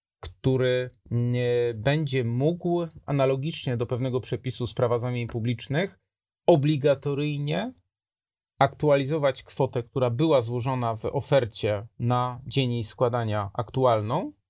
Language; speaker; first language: Polish; native; Polish